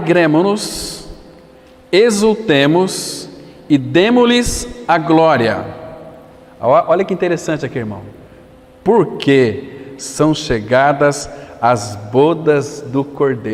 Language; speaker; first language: Portuguese; native; Portuguese